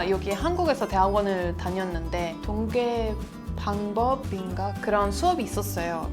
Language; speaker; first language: Korean; non-native, fluent; Italian